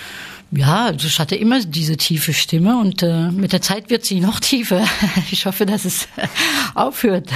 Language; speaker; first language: German; early bilingual, heritage; French